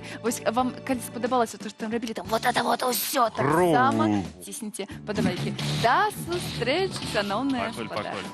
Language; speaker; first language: Belarusian; native; Belarusian